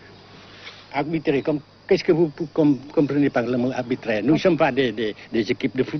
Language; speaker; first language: French; non-native, local second language; Vietnamese